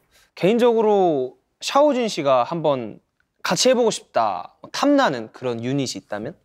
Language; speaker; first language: Korean; native; Korean